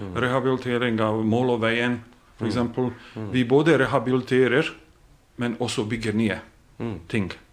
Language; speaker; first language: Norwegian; non-native, fluent; Bosnian